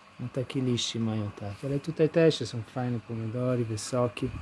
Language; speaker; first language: Polish; non-native, learner; Italian